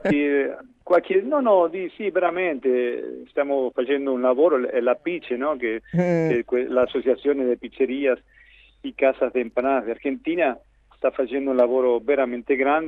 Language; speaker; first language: Italian; non-native, fluent; Spanish